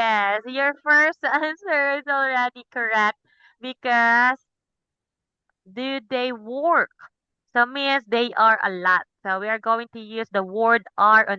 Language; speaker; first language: English; non-native, local second language; Cebuano